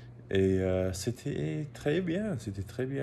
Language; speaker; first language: French; non-native, learner; English